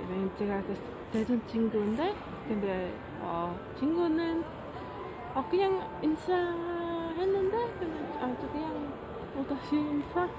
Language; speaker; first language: Korean; non-native, fluent; Dutch